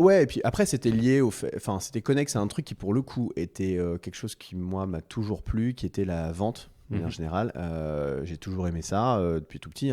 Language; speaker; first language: French; native; French